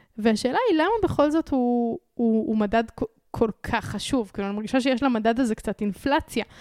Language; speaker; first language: Hebrew; native; Hebrew